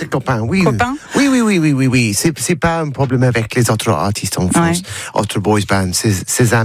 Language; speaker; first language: French; non-native, learner; English